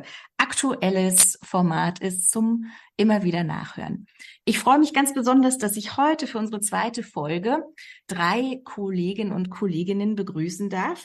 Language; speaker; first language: German; native; German